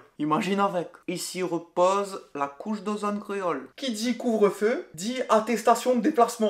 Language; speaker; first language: French; non-native, local second language; Réunion Creole French